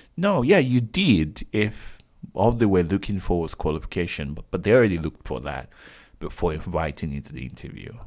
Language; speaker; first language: English; non-native, local second language; Yoruba